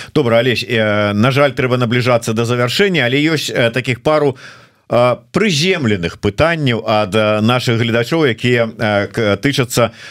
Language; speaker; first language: Belarusian; non-native, local second language; Russian